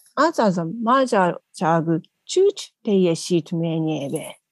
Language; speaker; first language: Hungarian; non-native, learner; Japanese